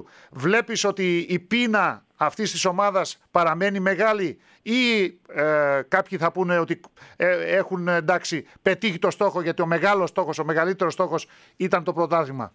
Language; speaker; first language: Greek; native; Greek